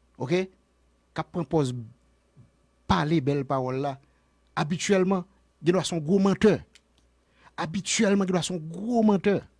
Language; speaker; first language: French; non-native, local second language; Haitian Creole